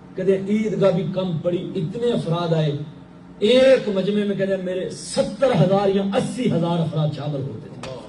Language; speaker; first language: Urdu; non-native, local second language; Punjabi